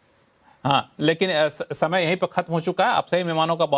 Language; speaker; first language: Hindi; native; Hindi